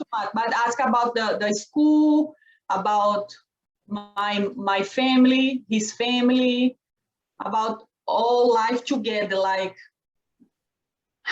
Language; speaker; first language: English; non-native, learner; Portuguese